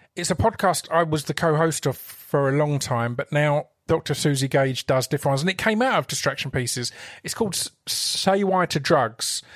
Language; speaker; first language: English; native; English